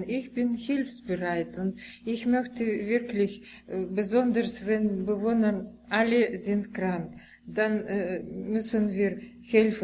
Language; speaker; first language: German; non-native, learner; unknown